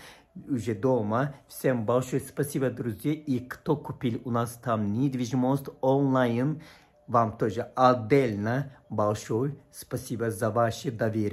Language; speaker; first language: Russian; non-native, fluent; Turkish